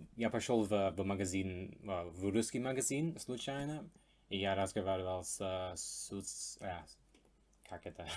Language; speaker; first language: Russian; non-native, fluent; English